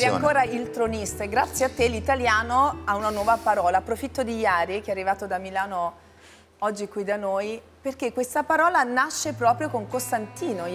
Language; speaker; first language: Italian; native; Italian